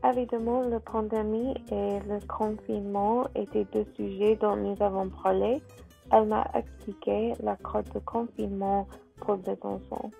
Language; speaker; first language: French; non-native, learner; English